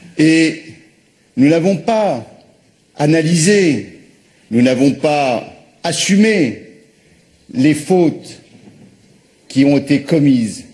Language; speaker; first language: French; native; French